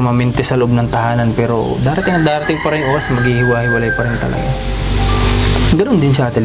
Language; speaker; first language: Filipino; native; Filipino